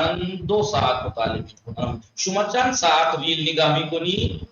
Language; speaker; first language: Persian; non-native, fluent; Urdu